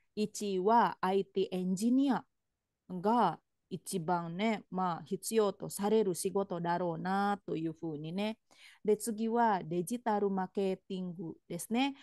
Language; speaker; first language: Japanese; non-native, fluent; Indonesian